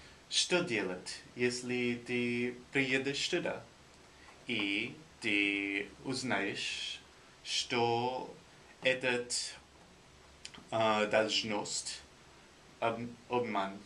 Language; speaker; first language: Russian; non-native, learner; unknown